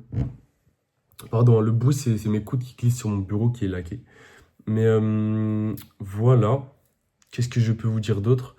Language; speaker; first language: French; native; French